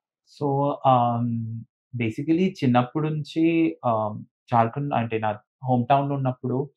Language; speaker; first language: Telugu; non-native, fluent; Bangla